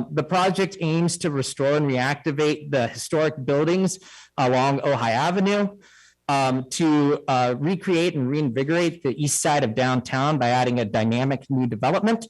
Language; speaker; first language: English; native; English